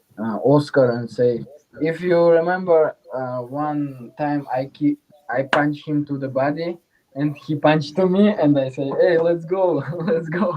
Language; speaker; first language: English; non-native, learner; Uzbek